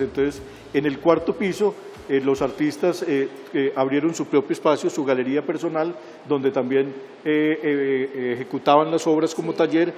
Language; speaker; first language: Spanish; native; Spanish